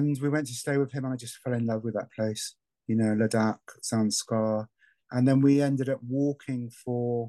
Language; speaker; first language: English; native; English